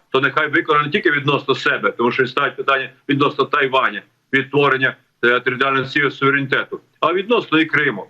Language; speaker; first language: Ukrainian; native; Ukrainian